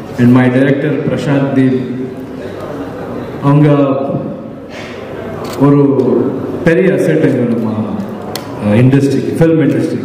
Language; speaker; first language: Tamil; non-native, learner; Kannada